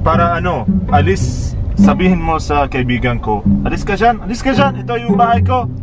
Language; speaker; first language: Filipino; non-native, learner; Arabic